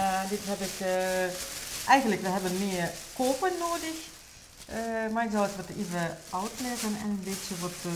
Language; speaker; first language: Dutch; non-native, fluent; Russian